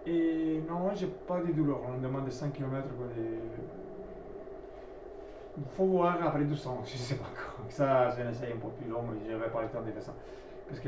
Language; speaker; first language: French; non-native, learner; Italian